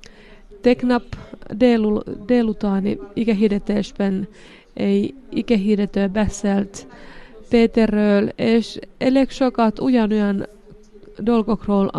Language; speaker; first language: Hungarian; non-native, learner; Finnish